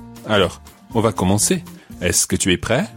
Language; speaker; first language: French; non-native, fluent; English